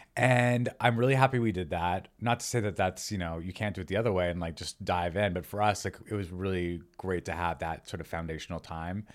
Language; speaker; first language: English; native; English